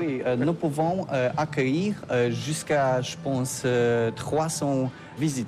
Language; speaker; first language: French; non-native, learner; Polish